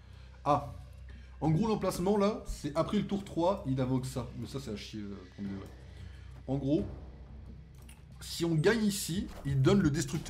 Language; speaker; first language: French; native; French